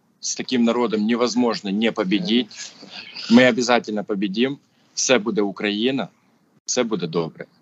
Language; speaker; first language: Russian; native; Russian